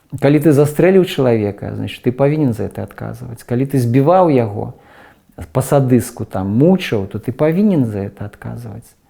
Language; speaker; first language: Belarusian; native; Belarusian